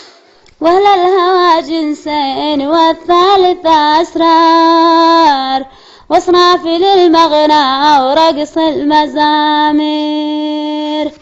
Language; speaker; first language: Arabic; native; Arabic